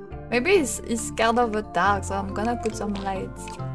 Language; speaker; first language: English; non-native, fluent; French